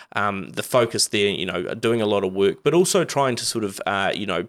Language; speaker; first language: English; native; English